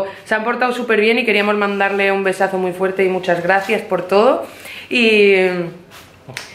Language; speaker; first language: Spanish; native; Spanish